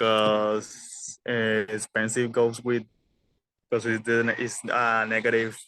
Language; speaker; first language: English; non-native, learner; Spanish